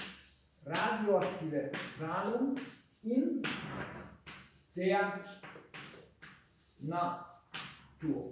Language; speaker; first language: German; non-native, fluent; Hungarian